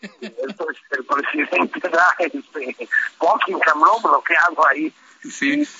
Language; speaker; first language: Spanish; native; Spanish